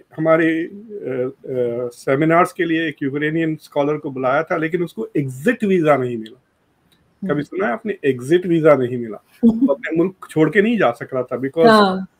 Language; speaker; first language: Hindi; non-native, local second language; Urdu